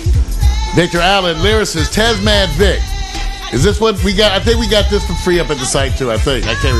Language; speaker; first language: English; native; English